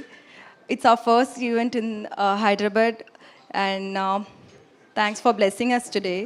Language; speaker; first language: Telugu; non-native, learner; Tamil